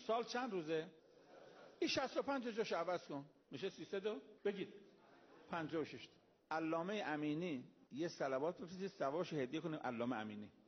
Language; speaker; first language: Persian; native; Persian